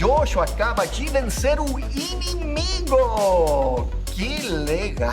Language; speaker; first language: Portuguese; non-native, fluent; English